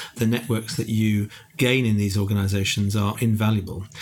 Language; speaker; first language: English; native; English